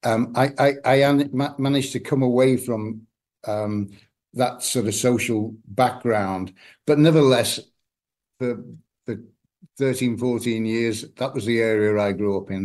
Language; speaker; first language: English; native; English